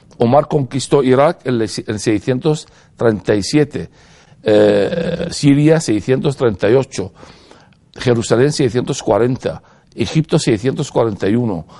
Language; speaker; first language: Spanish; non-native, fluent; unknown